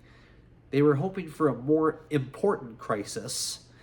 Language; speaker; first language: English; native; English